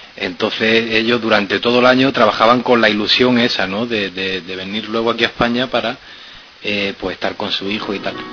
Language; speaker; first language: Spanish; native; Spanish